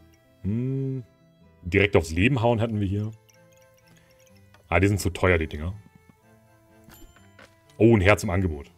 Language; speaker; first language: German; native; German